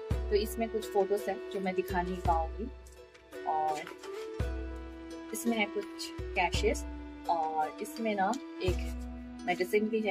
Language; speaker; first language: Hindi; non-native, local second language; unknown